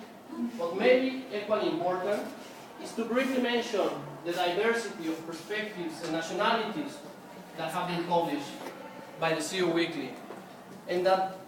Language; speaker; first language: English; non-native, fluent; Spanish